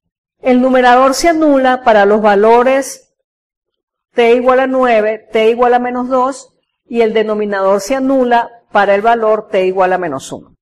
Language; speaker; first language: Spanish; native; Spanish